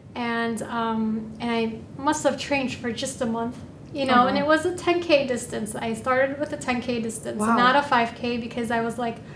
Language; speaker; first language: English; native; English